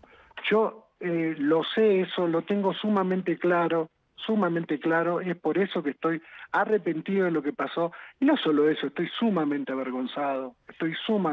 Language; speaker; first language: Spanish; native; Spanish